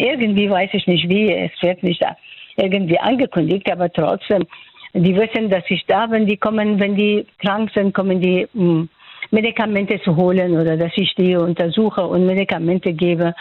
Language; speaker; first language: German; non-native, fluent; Persian